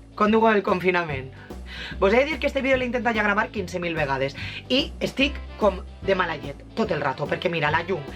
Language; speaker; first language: Catalan; native; Catalan